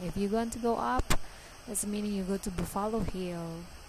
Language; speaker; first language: English; non-native, learner; Indonesian